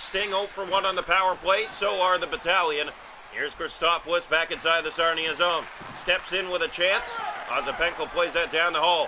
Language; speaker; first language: English; native; English